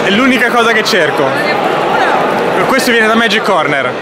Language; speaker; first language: Italian; native; Italian